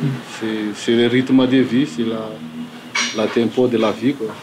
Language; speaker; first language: French; non-native, local second language; Malagasy